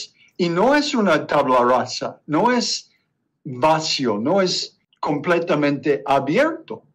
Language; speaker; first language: Spanish; non-native, learner; English